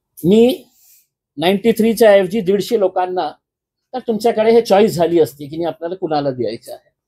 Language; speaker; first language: Marathi; non-native, local second language; Urdu